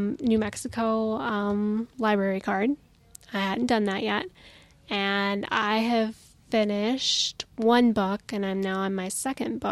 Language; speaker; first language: English; native; English